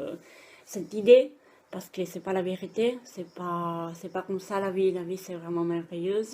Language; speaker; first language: French; non-native, fluent; Italian